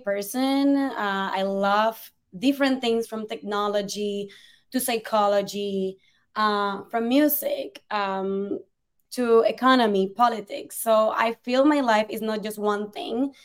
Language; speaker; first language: English; non-native, fluent; Spanish